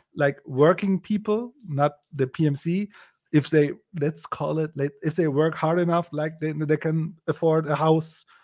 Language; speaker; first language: English; non-native, fluent; German